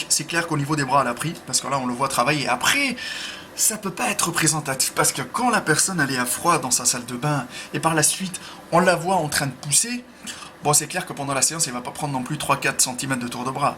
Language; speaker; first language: French; native; French